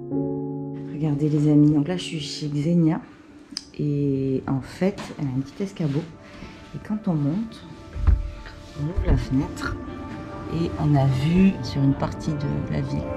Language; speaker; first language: French; native; French